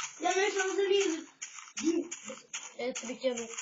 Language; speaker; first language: Ukrainian; native; Ukrainian